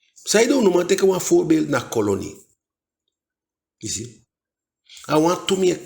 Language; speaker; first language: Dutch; non-native, local second language; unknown